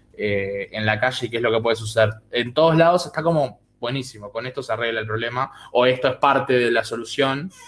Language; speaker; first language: Spanish; native; Spanish